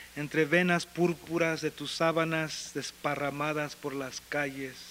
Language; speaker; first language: Spanish; early bilingual, heritage; Spanish